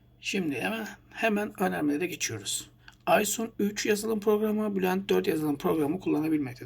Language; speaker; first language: Turkish; native; Turkish